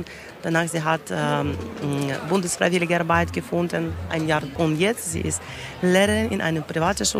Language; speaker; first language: German; non-native, learner; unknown